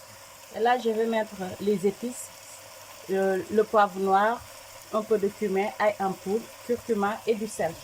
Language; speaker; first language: French; non-native, local second language; Wolof